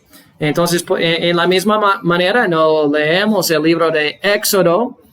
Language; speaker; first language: Spanish; non-native, fluent; English